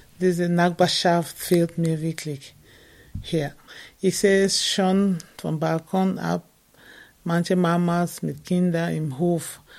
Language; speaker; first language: German; non-native, fluent; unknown